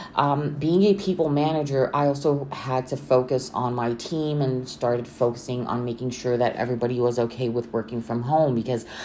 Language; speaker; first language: English; non-native, fluent; Romanian